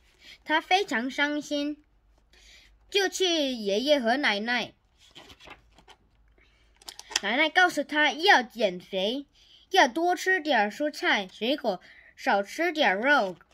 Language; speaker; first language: Chinese; non-native, learner; Korean